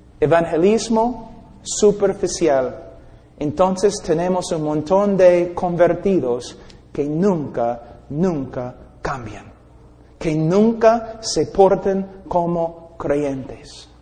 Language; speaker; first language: Spanish; non-native, fluent; English